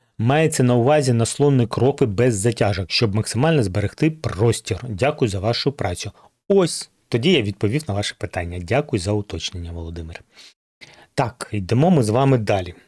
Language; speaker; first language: Ukrainian; non-native, local second language; Russian